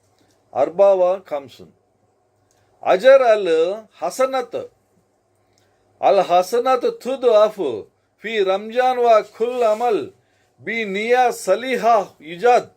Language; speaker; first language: Arabic; non-native, learner; Telugu